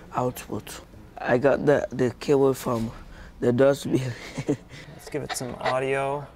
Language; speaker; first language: English; non-native, local second language; Krio